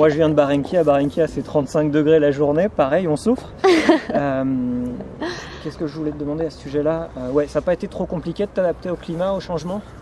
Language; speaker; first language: French; native; French